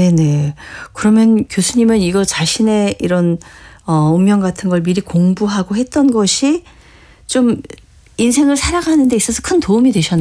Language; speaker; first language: Korean; native; Korean